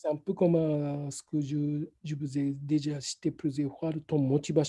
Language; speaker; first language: French; non-native, fluent; Japanese